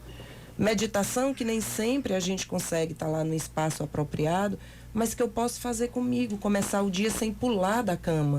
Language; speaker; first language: Portuguese; native; Portuguese